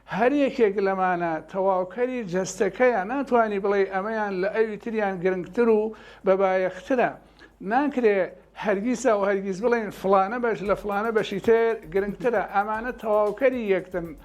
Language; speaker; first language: Central Kurdish; non-native, local second language; Gurani